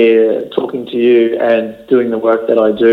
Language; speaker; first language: English; native; English